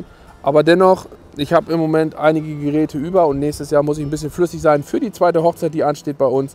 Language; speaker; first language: German; native; German